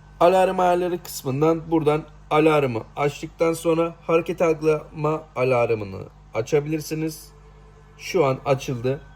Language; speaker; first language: Turkish; native; Turkish